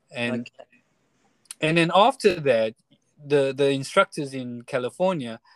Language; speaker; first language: English; non-native, fluent; Chinese